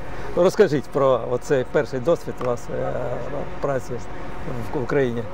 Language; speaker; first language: Ukrainian; native; Ukrainian